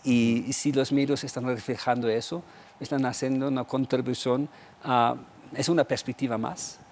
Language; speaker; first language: Spanish; non-native, fluent; German